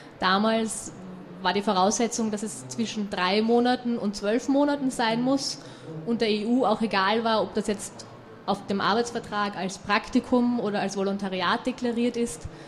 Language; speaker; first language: German; native; German